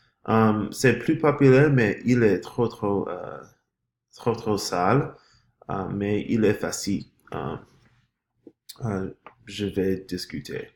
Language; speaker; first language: French; non-native, learner; English